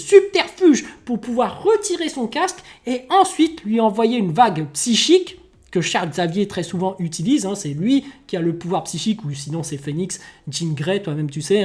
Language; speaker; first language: French; native; French